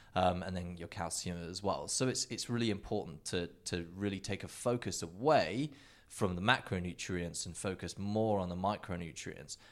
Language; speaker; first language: English; native; English